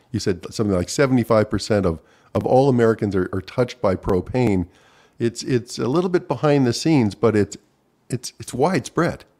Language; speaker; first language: English; native; English